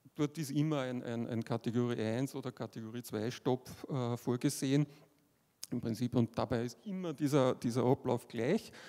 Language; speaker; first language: German; native; German